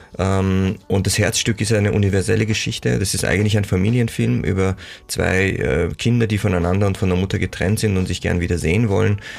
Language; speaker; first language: German; early bilingual, other home language; Persian